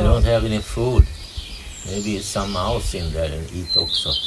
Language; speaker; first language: English; non-native, learner; Swedish